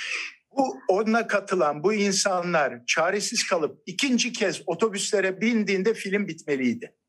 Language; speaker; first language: Turkish; native; Turkish